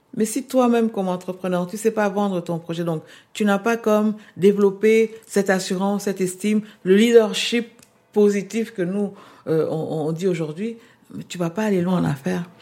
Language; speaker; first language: French; non-native, local second language; Lingala